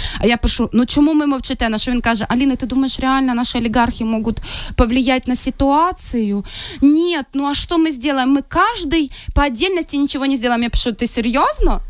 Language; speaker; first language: Ukrainian; non-native, local second language; Russian